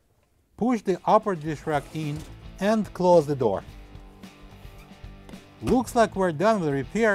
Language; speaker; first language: English; native; English